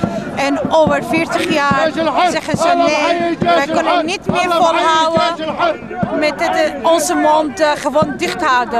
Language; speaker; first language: Dutch; non-native, fluent; Arabic